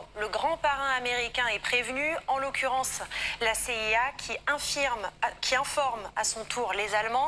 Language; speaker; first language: French; native; French